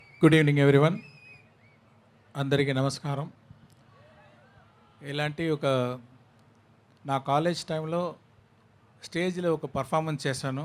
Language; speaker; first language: Telugu; non-native, learner; Tamil